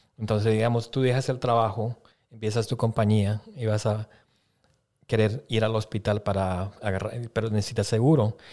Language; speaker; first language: Spanish; early bilingual, heritage; Spanish